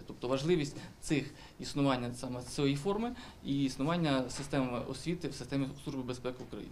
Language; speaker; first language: Ukrainian; native; Ukrainian